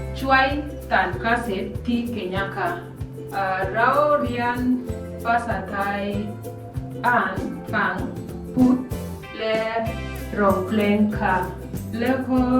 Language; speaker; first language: Thai; non-native, learner; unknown